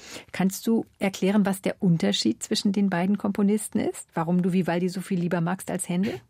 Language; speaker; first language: German; native; German